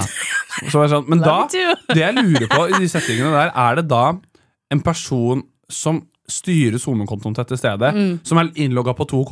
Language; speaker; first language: Norwegian; native; Norwegian